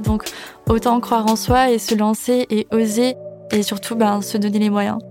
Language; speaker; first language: French; native; French